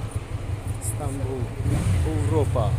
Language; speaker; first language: Turkish; non-native, learner; Kazakh